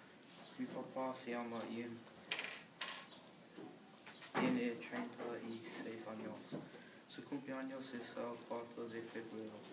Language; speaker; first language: Spanish; non-native, learner; English